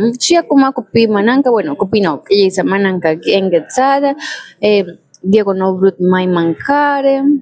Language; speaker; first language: Romanian; non-native, learner; Spanish